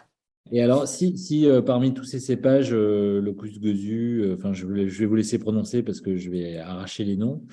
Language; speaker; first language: French; native; French